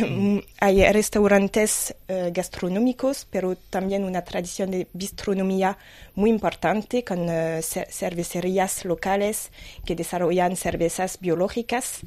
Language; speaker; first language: Spanish; non-native, fluent; French